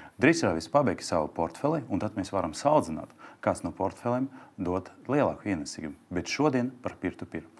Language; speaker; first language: Latvian; non-native, local second language; Russian